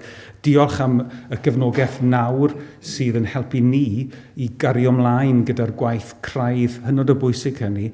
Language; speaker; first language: Welsh; native; Welsh